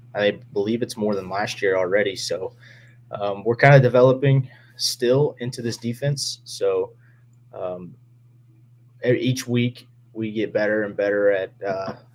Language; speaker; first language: English; native; English